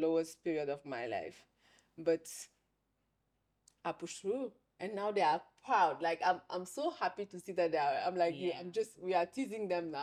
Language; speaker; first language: English; non-native, fluent; French